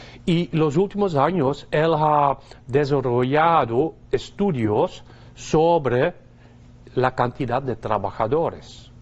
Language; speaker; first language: Spanish; non-native, fluent; Dutch